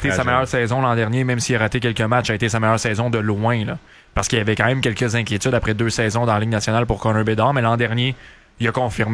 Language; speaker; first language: French; native; French